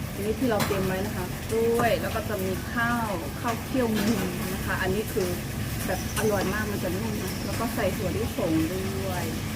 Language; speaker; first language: Thai; non-native, local second language; Shan